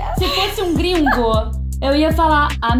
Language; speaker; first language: Portuguese; native; Portuguese